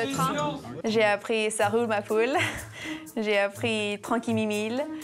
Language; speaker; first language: French; non-native, learner; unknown